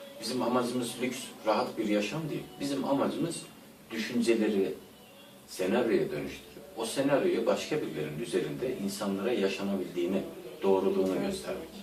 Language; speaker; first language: Turkish; native; Turkish